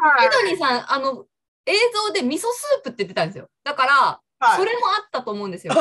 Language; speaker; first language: Japanese; native; Japanese